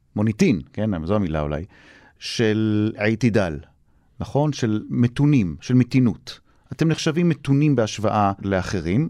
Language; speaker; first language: Hebrew; native; Hebrew